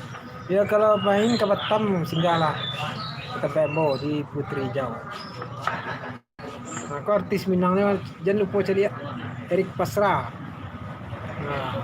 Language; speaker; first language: Indonesian; non-native, local second language; Minangkabau